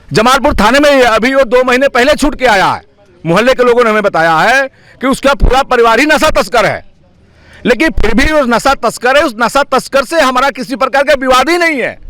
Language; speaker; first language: Hindi; native; Hindi